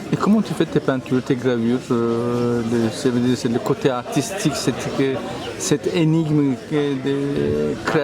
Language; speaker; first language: French; non-native, fluent; Turkish